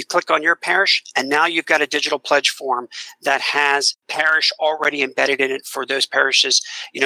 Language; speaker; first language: English; native; English